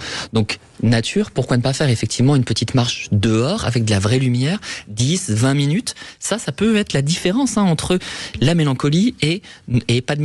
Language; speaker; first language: French; native; French